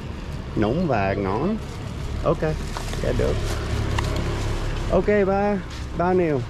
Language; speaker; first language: Vietnamese; non-native, learner; English